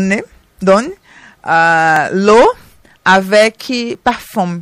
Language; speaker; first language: French; non-native, learner; Portuguese